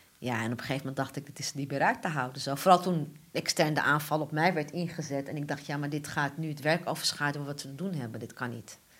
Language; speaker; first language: Dutch; early bilingual, other home language; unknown